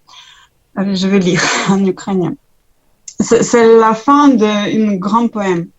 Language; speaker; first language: French; non-native, learner; Ukrainian